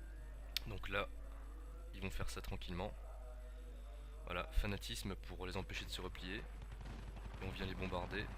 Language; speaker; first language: French; native; French